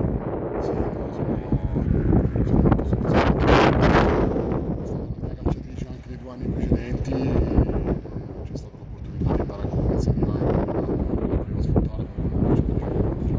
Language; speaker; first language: Italian; native; Italian